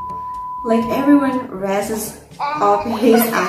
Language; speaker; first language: English; non-native, learner; Indonesian